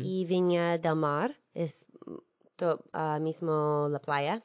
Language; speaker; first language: Spanish; non-native, learner; English